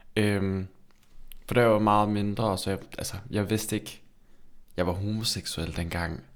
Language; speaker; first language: Danish; early bilingual, other home language; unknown